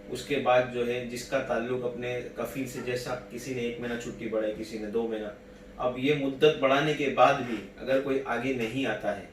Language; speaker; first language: Hindi; native; Hindi